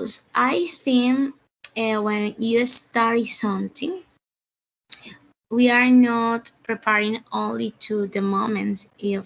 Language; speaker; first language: English; non-native, learner; Spanish